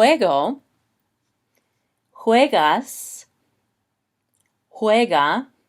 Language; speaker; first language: Spanish; non-native, fluent; English